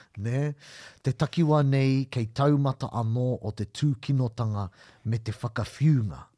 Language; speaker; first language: Māori; non-native, local second language; English